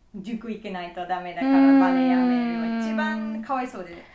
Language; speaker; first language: Japanese; non-native, learner; English